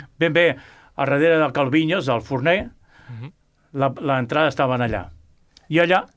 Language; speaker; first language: Catalan; non-native, local second language; Spanish